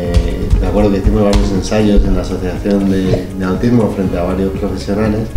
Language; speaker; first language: Spanish; native; Spanish